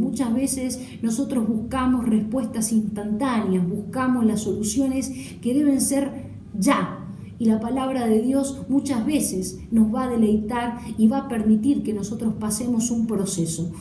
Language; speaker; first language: Spanish; native; Spanish